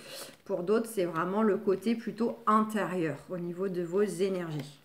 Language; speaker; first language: French; native; French